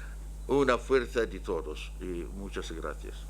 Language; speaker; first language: Spanish; non-native, learner; Arabic